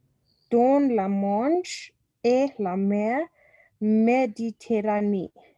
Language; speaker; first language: French; non-native, learner; English